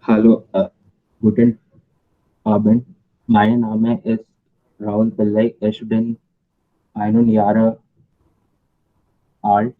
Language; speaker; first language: German; non-native, learner; Hindi